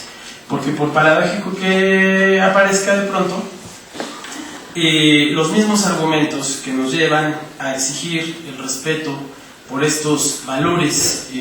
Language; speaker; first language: Spanish; native; Spanish